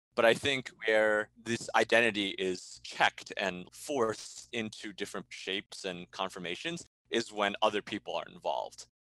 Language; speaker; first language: English; early bilingual, other home language; Chinese